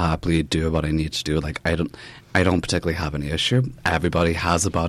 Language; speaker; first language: English; native; English